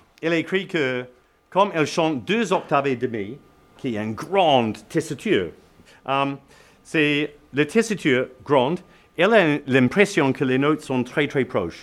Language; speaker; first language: French; non-native, learner; English